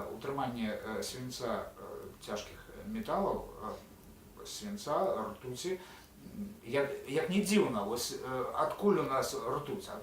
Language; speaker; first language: Belarusian; native; Belarusian